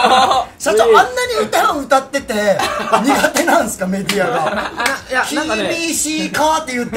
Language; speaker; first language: Japanese; native; Japanese